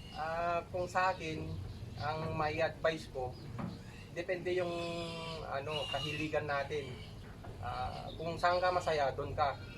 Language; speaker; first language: Filipino; non-native, local second language; Iloko